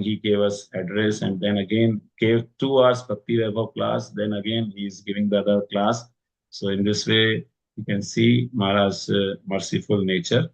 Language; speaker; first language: English; non-native, local second language; Hindi